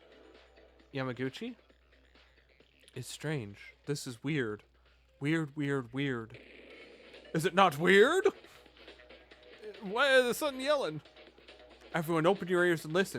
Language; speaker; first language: English; native; English